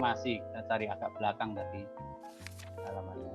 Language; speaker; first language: Indonesian; native; Indonesian